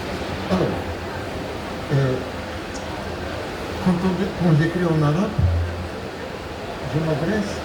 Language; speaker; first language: French; non-native, local second language; Arabic